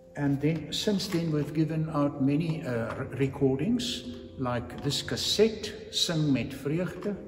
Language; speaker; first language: English; non-native, local second language; Afrikaans